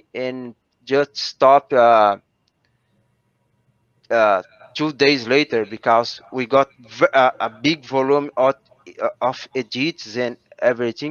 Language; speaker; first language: English; non-native, learner; Portuguese